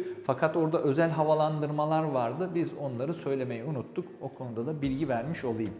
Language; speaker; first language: Turkish; native; Turkish